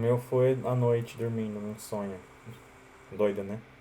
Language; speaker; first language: Portuguese; native; Portuguese